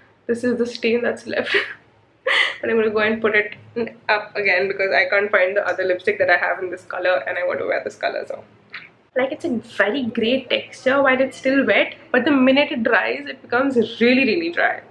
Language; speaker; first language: English; non-native, local second language; Hindi